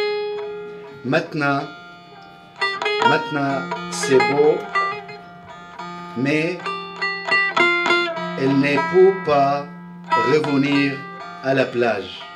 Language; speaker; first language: French; non-native, learner; Arabic